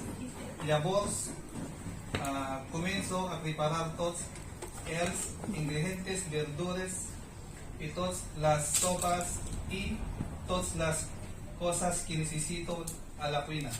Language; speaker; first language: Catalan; non-native, learner; Filipino